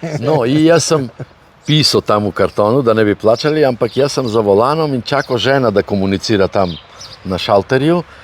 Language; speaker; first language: Slovenian; non-native, fluent; Albanian